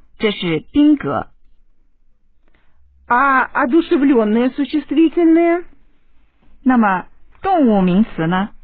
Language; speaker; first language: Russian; non-native, fluent; Chinese